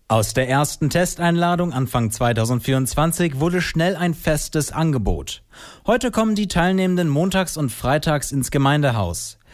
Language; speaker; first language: German; native; German